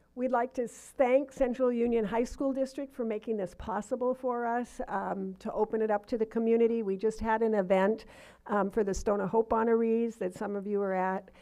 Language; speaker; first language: English; native; English